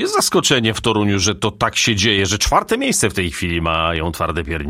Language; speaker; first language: Polish; native; Polish